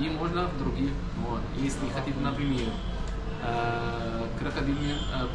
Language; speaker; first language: Russian; non-native, fluent; Arabic